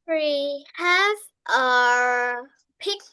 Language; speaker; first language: English; non-native, learner; Vietnamese